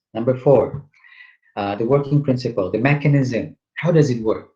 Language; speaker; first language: English; non-native, local second language; Malay